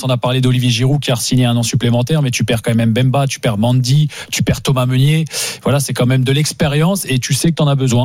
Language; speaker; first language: French; native; French